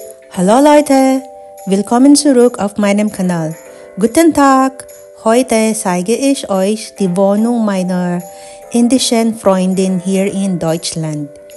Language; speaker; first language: German; non-native, learner; Filipino